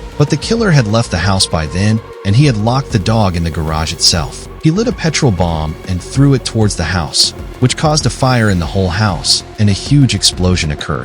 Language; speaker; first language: English; non-native, local second language; Hindi